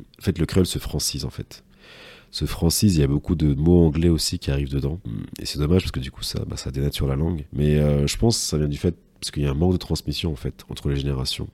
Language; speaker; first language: French; native; French